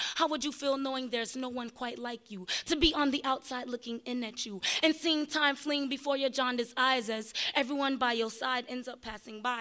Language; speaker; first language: English; native; English